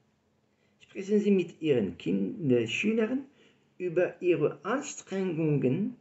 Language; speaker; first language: German; non-native, fluent; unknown